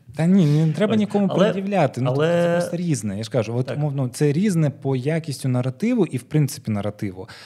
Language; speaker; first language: Ukrainian; native; Ukrainian